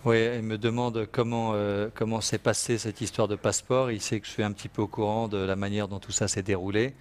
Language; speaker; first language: French; native; French